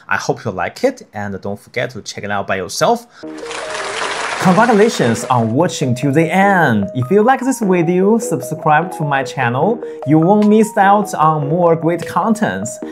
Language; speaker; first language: English; non-native, fluent; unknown